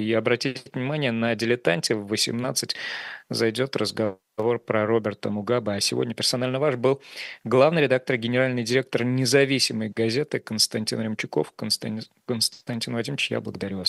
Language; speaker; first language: Russian; native; Russian